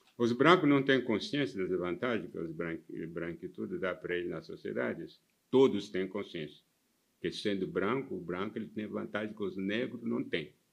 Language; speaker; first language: Portuguese; non-native, fluent; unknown